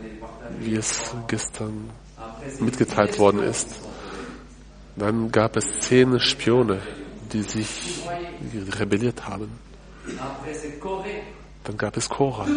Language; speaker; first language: German; non-native, fluent; French